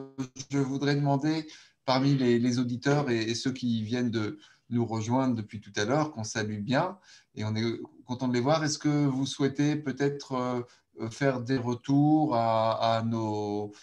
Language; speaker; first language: French; native; French